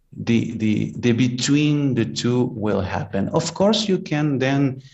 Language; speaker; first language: English; non-native, fluent; Spanish